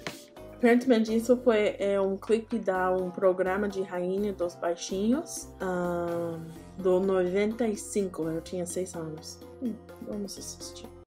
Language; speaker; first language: Portuguese; non-native, learner; English